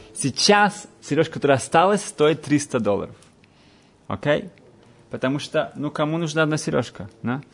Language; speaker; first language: Russian; early bilingual, heritage; Russian